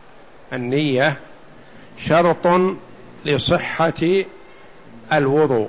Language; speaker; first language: Arabic; native; Arabic